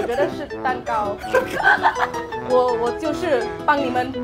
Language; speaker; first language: Chinese; non-native, learner; English